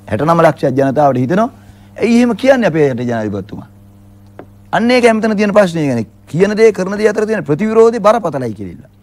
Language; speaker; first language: Sinhala; native; Sinhala